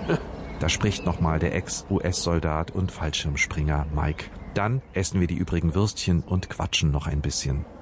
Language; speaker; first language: German; native; German